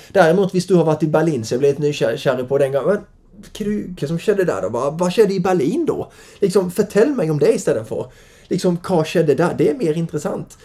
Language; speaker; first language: Swedish; native; Swedish